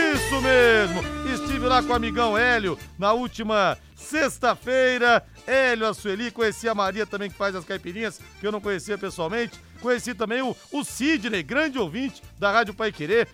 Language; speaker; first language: Portuguese; native; Portuguese